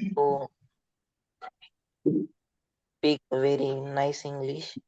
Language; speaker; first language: English; non-native, learner; Marathi